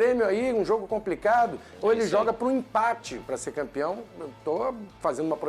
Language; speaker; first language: Portuguese; native; Portuguese